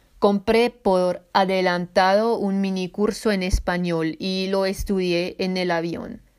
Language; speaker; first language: Spanish; non-native, fluent; Swiss German